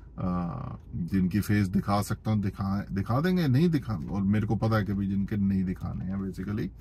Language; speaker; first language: Hindi; non-native, local second language; Punjabi